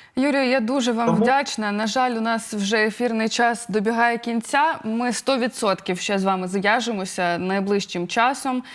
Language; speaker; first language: Ukrainian; native; Ukrainian